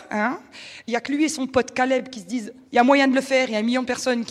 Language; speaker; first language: French; native; French